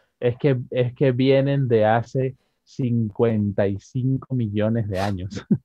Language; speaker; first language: Spanish; native; Spanish